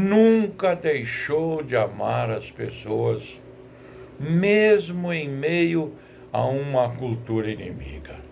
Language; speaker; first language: Portuguese; native; Portuguese